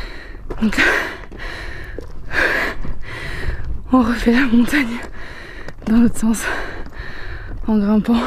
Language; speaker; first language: French; native; French